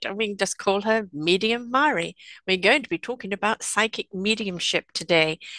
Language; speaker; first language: English; native; English